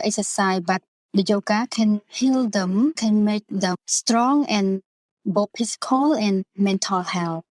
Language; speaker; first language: English; non-native, learner; Khmer